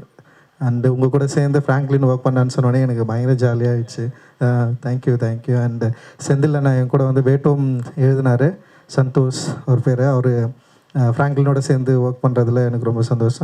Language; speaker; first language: Tamil; native; Tamil